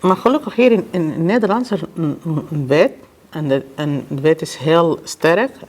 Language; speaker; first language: Dutch; non-native, fluent; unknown